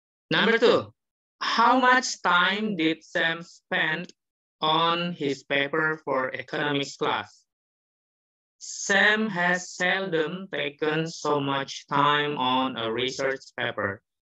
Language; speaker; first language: English; non-native, fluent; Indonesian